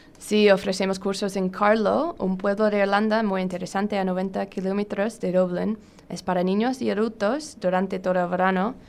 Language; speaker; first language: Spanish; non-native, fluent; English